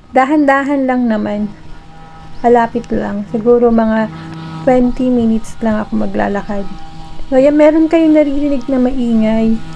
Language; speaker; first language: Filipino; native; Filipino